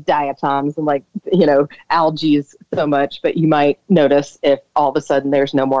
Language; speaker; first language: English; native; English